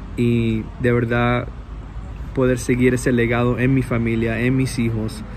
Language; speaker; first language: Spanish; early bilingual, heritage; Spanish